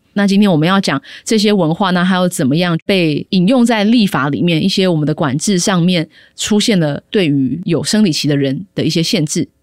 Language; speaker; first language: Chinese; native; Chinese